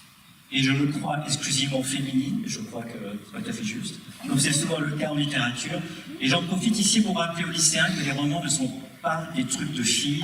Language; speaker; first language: French; native; French